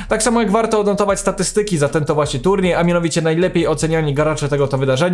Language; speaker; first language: Polish; native; Polish